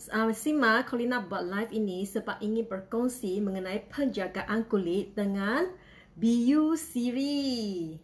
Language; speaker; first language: Malay; non-native, local second language; Chinese